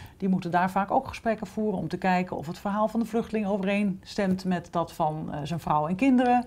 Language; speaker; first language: Dutch; native; Dutch